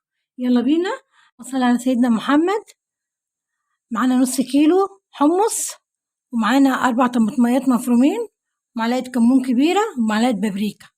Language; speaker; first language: Arabic; native; Arabic